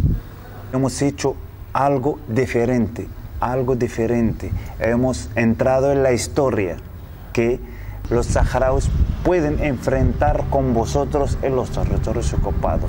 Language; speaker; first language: Spanish; non-native, learner; Arabic